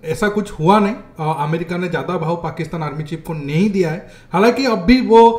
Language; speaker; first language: Hindi; native; Hindi